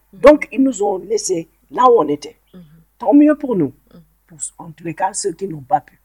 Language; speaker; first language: French; non-native, local second language; Wolof